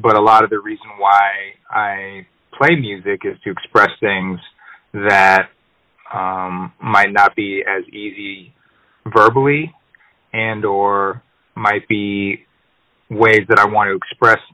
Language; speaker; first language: English; native; English